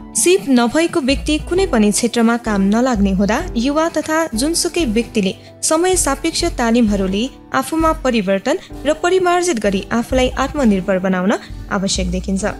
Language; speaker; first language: Nepali; non-native, local second language; Newari